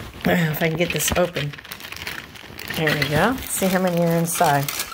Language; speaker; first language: English; native; English